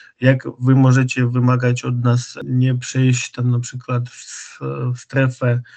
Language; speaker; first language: Polish; non-native, fluent; Ukrainian